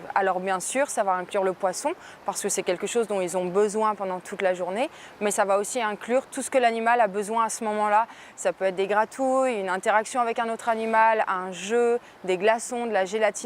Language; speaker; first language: French; native; French